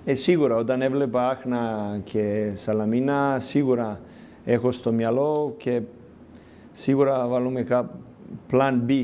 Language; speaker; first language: Greek; non-native, learner; Serbian